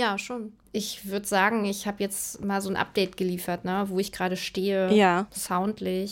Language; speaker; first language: German; native; German